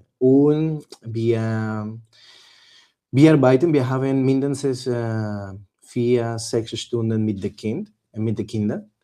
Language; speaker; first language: German; non-native, learner; Spanish